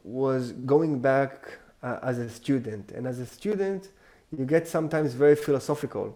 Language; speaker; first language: English; non-native, fluent; Hebrew